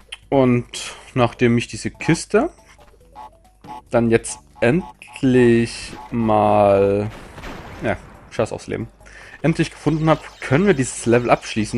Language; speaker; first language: German; native; German